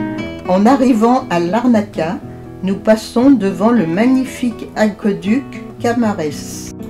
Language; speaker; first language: French; native; French